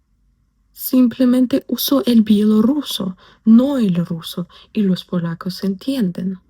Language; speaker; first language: Spanish; non-native, fluent; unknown